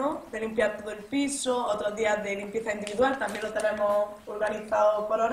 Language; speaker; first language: Spanish; native; Spanish